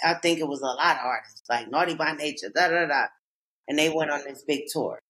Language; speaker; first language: English; native; English